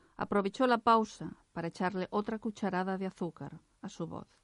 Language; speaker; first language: Spanish; non-native, local second language; Catalan